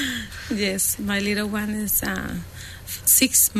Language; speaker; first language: English; non-native, learner; Spanish